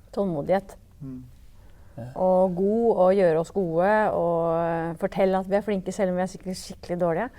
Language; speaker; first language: Norwegian; native; Norwegian